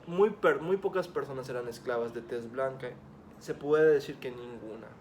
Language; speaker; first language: Spanish; native; Spanish